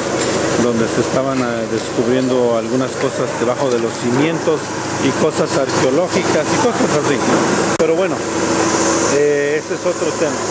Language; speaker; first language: Spanish; native; Spanish